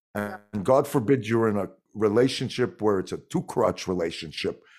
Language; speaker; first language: English; non-native, fluent; French